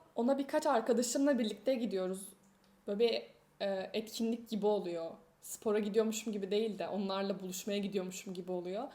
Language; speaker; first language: Turkish; native; Turkish